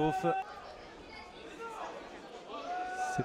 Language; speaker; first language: French; native; French